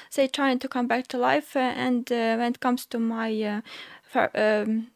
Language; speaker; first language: English; non-native, fluent; Ukrainian